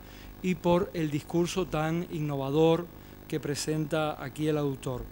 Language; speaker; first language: Spanish; native; Spanish